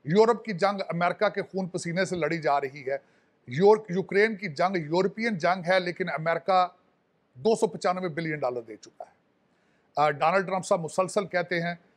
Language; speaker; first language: Urdu; non-native, local second language; Punjabi